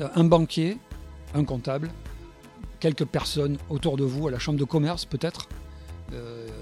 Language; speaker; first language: French; native; French